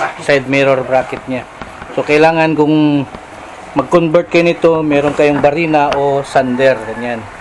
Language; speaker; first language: Filipino; non-native, local second language; Cebuano